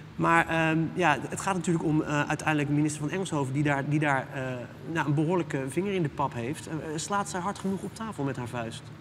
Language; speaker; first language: Dutch; native; Dutch